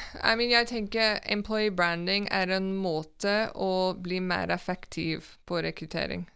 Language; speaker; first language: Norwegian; non-native, fluent; English